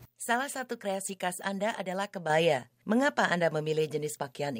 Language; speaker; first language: Indonesian; native; Indonesian